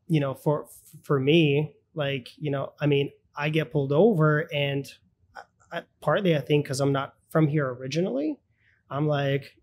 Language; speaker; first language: English; early bilingual, other home language; Russian